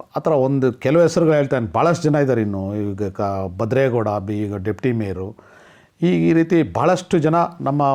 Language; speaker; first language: Kannada; non-native, local second language; Telugu